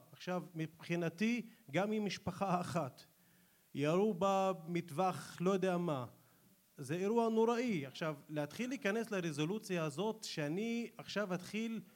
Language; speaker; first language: Hebrew; non-native, local second language; Arabic